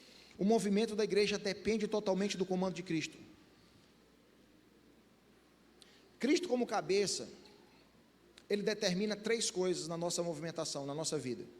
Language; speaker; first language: Portuguese; native; Portuguese